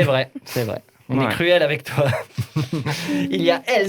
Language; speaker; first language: French; native; French